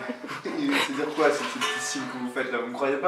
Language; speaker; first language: French; native; French